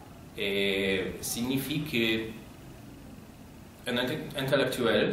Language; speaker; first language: French; non-native, fluent; Polish